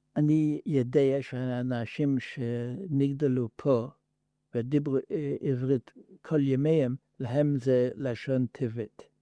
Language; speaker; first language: Hebrew; non-native, learner; Yiddish